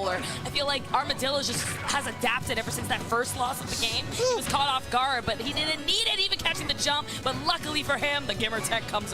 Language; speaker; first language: English; native; English